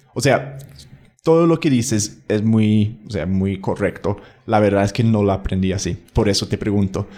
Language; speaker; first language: Spanish; non-native, fluent; English